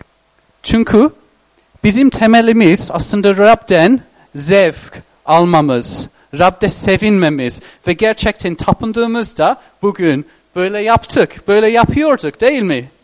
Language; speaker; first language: Turkish; non-native, fluent; English